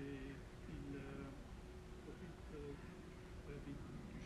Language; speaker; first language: French; non-native, fluent; Dutch